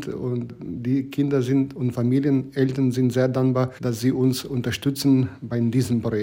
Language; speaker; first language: German; non-native, fluent; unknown